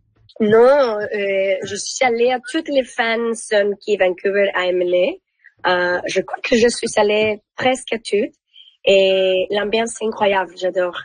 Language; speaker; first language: French; non-native, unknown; Spanish